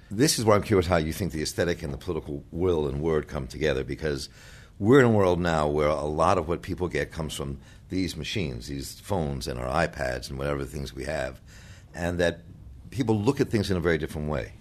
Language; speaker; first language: English; native; English